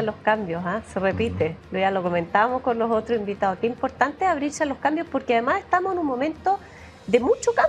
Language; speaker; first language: Spanish; native; Spanish